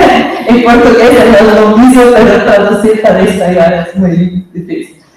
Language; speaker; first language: Spanish; non-native, fluent; Portuguese